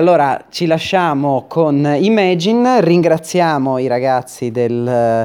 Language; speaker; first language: Italian; native; Italian